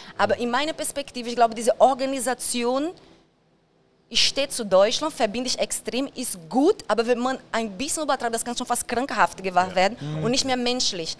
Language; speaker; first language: German; non-native, fluent; Portuguese